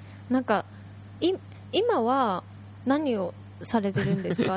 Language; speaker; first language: Japanese; native; Japanese